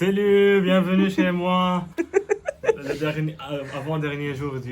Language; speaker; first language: French; non-native, local second language; Arabic